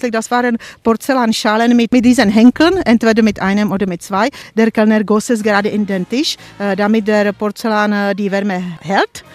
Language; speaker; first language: German; non-native, fluent; Czech